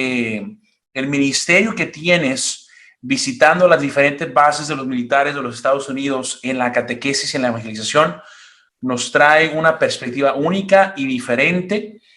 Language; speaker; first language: Spanish; native; Spanish